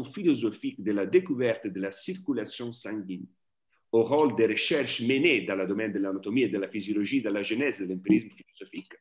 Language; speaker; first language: French; non-native, fluent; Italian